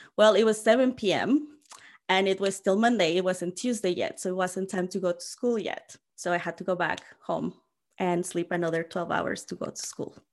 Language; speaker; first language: English; non-native, fluent; Spanish